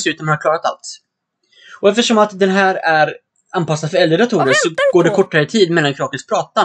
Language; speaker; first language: Swedish; native; Swedish